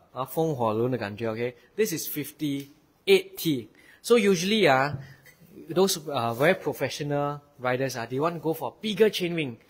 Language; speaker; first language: English; non-native, local second language; Chinese